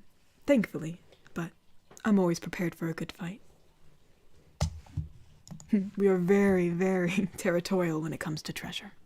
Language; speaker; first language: English; native; English